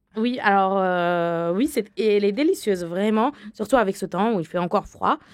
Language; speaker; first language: French; non-native, fluent; Arabic